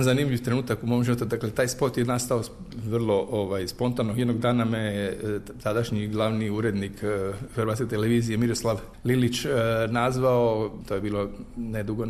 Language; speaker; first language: Croatian; native; Croatian